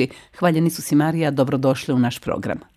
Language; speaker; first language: Croatian; native; Croatian